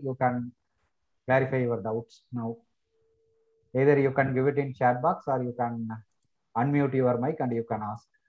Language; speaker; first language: English; non-native, local second language; Tamil